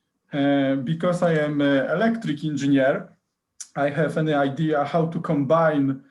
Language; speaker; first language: English; non-native, learner; Polish